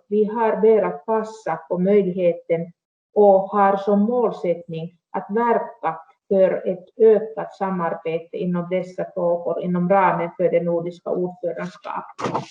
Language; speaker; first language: Swedish; non-native, local second language; Finnish